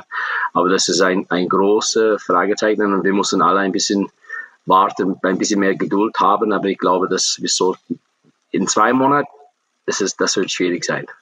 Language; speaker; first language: German; non-native, fluent; English